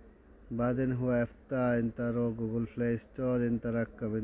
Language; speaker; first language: Arabic; non-native, learner; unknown